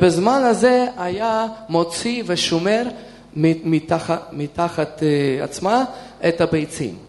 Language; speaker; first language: Hebrew; non-native, fluent; Russian